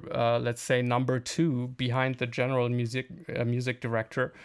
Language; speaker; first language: English; non-native, fluent; German